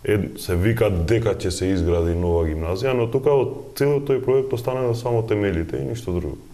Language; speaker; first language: Macedonian; non-native, local second language; Albanian